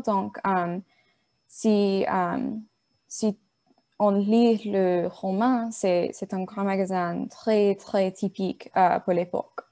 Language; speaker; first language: French; non-native, learner; English